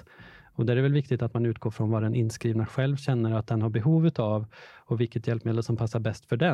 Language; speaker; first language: Swedish; native; Swedish